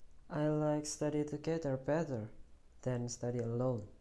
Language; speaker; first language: English; non-native, learner; Indonesian